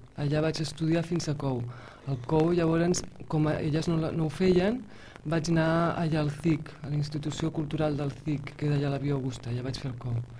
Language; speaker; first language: Catalan; early bilingual, heritage; Catalan